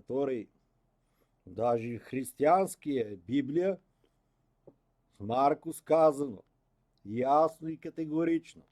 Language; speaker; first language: Russian; non-native, learner; Bulgarian